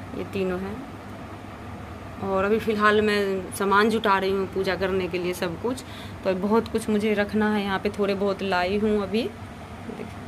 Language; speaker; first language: Hindi; native; Hindi